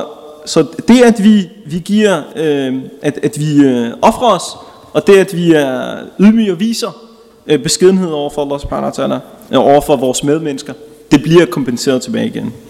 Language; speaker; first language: Danish; early bilingual, other home language; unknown